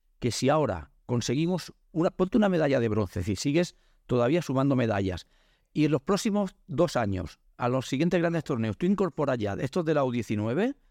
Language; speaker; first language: Spanish; native; Spanish